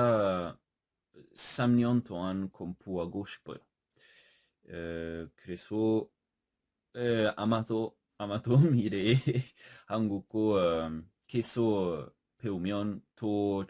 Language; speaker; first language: Korean; non-native, learner; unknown